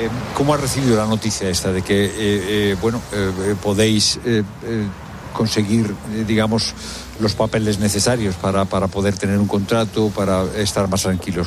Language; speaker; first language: Spanish; native; Spanish